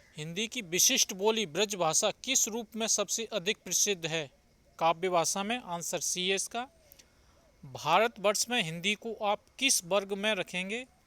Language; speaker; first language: Hindi; native; Hindi